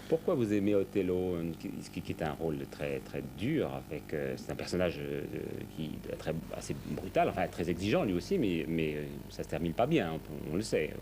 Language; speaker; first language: French; native; French